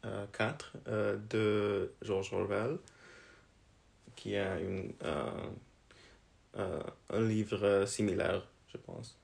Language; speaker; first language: French; non-native, learner; Hungarian